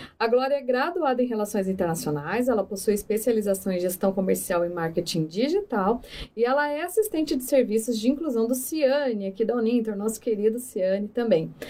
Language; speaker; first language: Portuguese; native; Portuguese